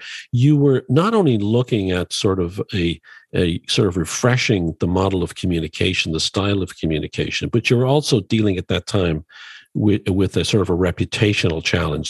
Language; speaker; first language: English; native; English